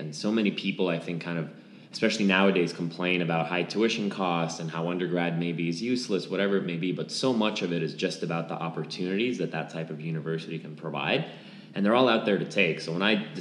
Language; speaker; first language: English; non-native, fluent; Lithuanian